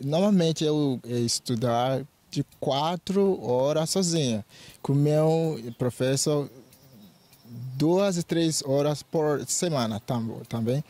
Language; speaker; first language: Portuguese; non-native, learner; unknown